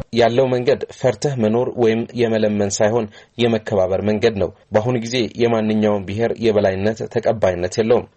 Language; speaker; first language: Amharic; non-native, local second language; Tigrinya